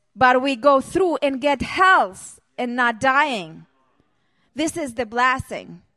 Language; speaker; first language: English; non-native, learner; Hebrew